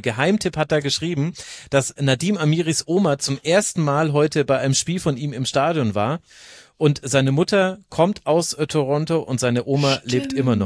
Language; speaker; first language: German; native; German